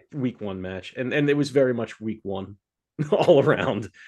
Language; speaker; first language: English; native; English